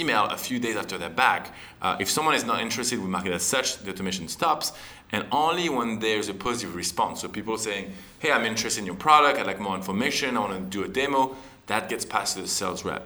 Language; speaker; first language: English; non-native, fluent; French